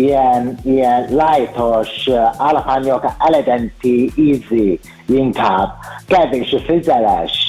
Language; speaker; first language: Hungarian; non-native, learner; Chinese